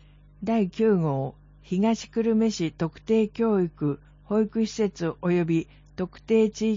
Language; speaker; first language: Japanese; native; Japanese